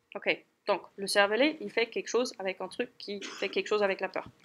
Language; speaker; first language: French; non-native, fluent; German